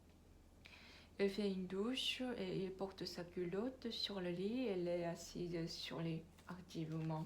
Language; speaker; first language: French; non-native, learner; Korean